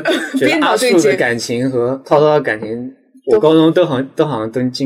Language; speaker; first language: Chinese; native; Chinese